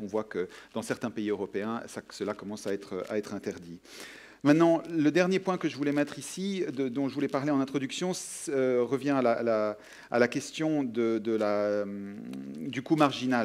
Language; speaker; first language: French; native; French